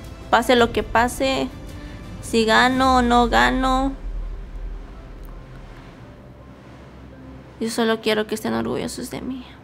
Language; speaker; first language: Spanish; early bilingual, heritage; Spanish